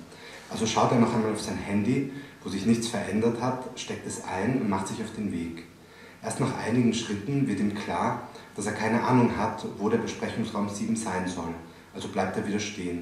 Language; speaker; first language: German; native; German